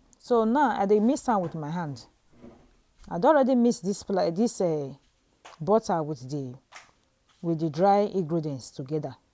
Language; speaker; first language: Nigerian Pidgin; native; Nigerian Pidgin